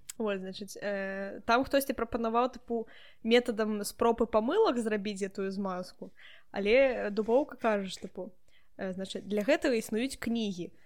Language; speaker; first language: Belarusian; non-native, local second language; Russian